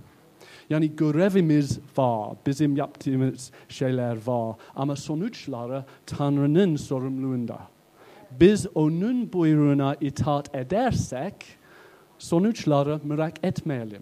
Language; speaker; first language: Turkish; non-native, learner; English